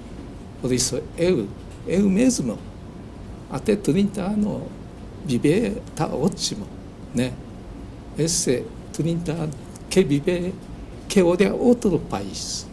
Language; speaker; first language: Portuguese; non-native, learner; Japanese